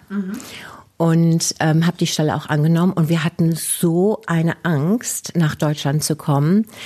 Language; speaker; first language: German; non-native, fluent; English